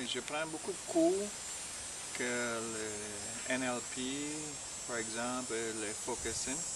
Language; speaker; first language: French; non-native, learner; English